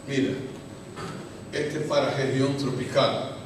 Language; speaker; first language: Spanish; non-native, fluent; Portuguese